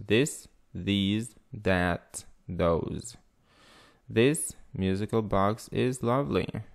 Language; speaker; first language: English; non-native, fluent; Russian